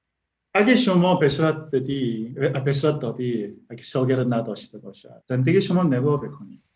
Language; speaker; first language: Persian; non-native, learner; Korean